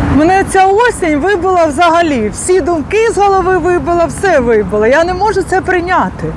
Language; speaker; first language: Ukrainian; native; Ukrainian